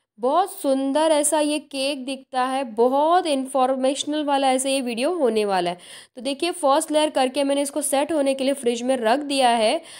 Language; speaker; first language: Hindi; non-native, local second language; Marathi